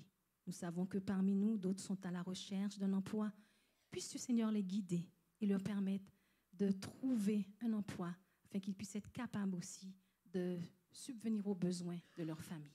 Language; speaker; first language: French; native; French